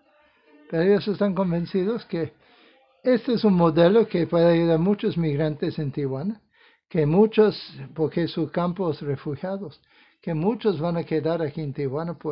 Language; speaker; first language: Spanish; non-native, fluent; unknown